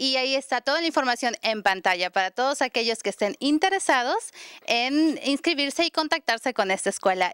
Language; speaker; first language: Spanish; native; Spanish